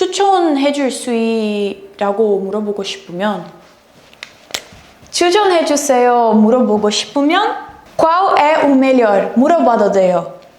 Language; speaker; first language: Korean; non-native, learner; Portuguese